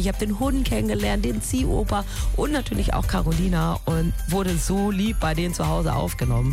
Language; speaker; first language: German; native; German